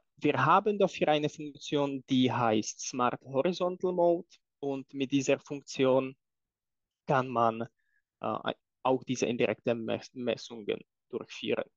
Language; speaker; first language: German; non-native, fluent; Czech